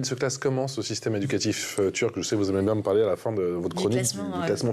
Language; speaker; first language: French; native; French